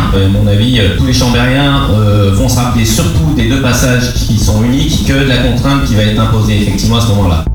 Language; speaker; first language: French; native; French